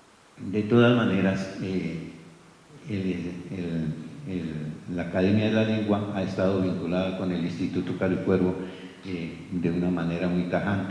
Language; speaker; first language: Spanish; native; Spanish